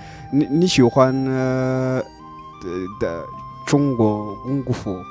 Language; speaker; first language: Chinese; non-native, learner; Oromo